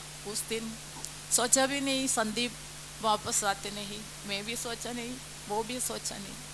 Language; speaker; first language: Hindi; non-native, local second language; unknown